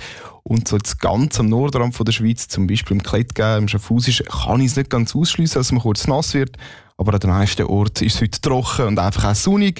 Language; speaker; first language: German; native; German